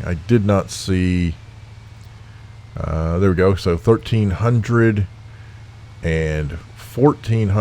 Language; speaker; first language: English; native; English